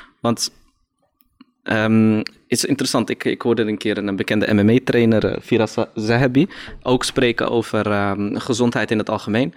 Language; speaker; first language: Dutch; early bilingual, other home language; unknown